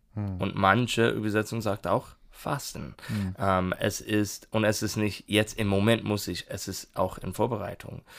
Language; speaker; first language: German; non-native, learner; English